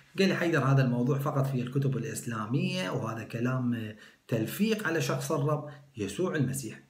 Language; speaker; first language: Arabic; non-native, local second language; Kurdish